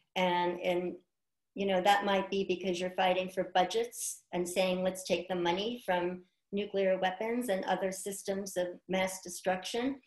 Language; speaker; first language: English; native; English